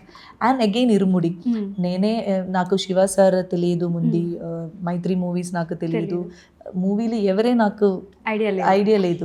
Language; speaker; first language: Telugu; non-native, learner; Malayalam